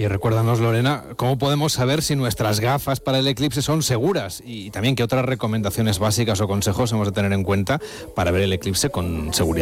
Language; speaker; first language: Spanish; native; Spanish